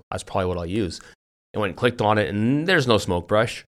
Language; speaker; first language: English; native; English